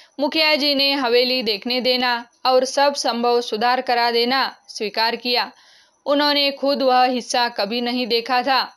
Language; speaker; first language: Hindi; non-native, local second language; Marathi